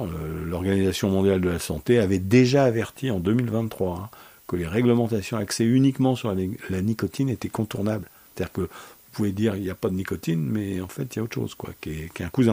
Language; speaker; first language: French; native; French